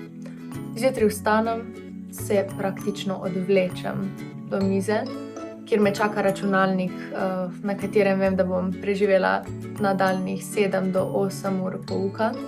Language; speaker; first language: Slovenian; native; Slovenian